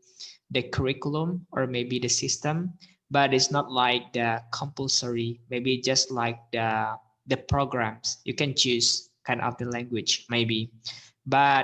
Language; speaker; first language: English; non-native, fluent; Indonesian